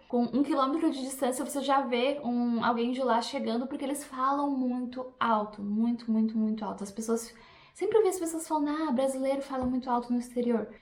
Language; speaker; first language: Portuguese; native; Portuguese